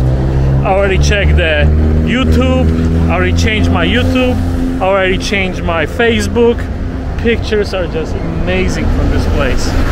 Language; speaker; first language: English; non-native, fluent; Polish